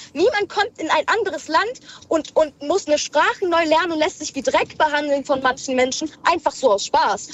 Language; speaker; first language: German; early bilingual, other home language; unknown